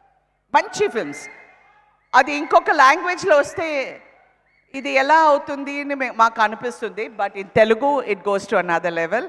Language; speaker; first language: Telugu; non-native, fluent; Tamil